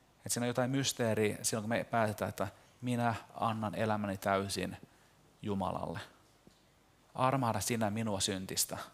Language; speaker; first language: Finnish; early bilingual, heritage; Finnish